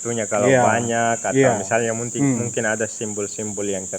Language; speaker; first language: Indonesian; non-native, fluent; Arabic